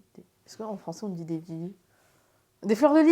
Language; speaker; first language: French; native; French